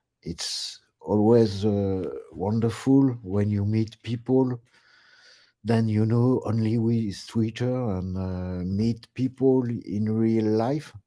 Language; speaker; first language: English; non-native, learner; French